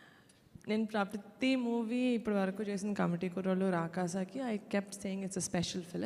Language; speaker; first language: Telugu; native; Telugu